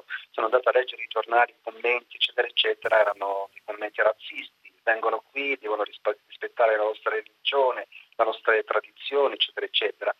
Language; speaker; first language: Italian; non-native, fluent; Arabic